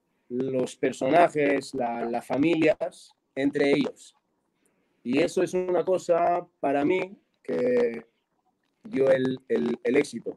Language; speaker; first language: Spanish; non-native, fluent; Hebrew